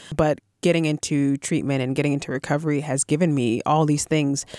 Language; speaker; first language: English; native; English